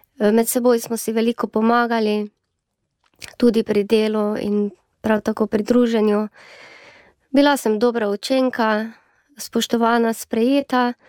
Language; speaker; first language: Slovenian; native; Slovenian